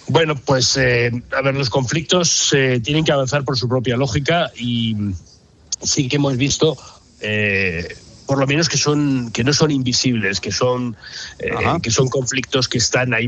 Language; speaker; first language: Spanish; native; Spanish